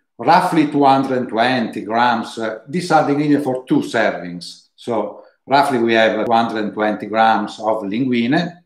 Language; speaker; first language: English; non-native, fluent; Italian